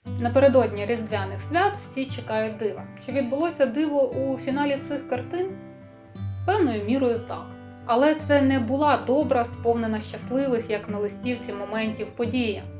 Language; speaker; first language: Ukrainian; native; Ukrainian